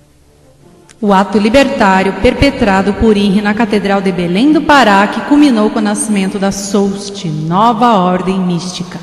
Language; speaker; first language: Portuguese; native; Portuguese